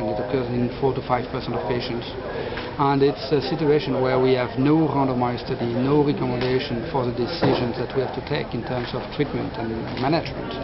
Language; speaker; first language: English; non-native, fluent; French